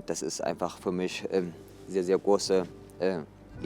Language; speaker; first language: German; non-native, fluent; Tigrinya